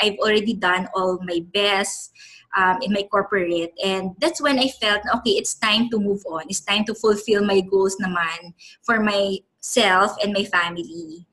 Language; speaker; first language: English; non-native, local second language; Filipino